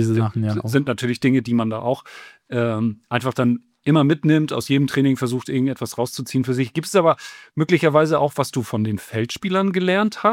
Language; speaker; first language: German; native; German